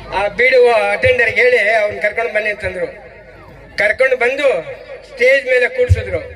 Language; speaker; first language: Kannada; non-native, local second language; Telugu